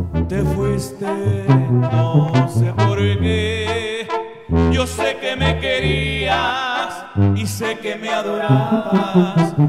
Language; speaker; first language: Spanish; native; Spanish